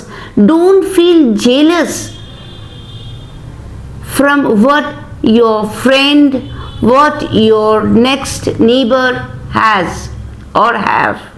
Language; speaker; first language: English; non-native, local second language; Bangla